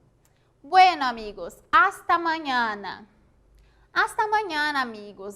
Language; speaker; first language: Spanish; non-native, fluent; Portuguese